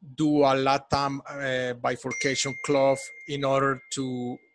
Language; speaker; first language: English; non-native, fluent; Spanish